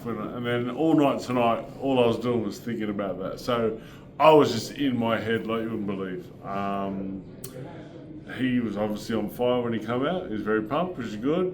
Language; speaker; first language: English; native; English